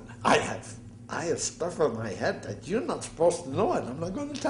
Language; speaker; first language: English; non-native, fluent; Dutch